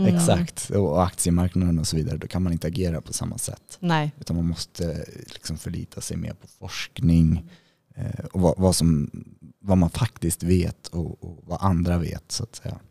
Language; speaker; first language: Swedish; native; Swedish